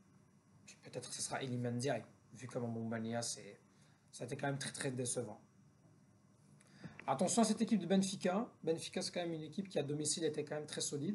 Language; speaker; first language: French; native; French